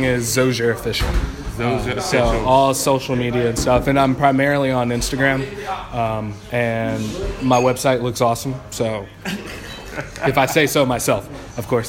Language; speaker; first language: English; native; English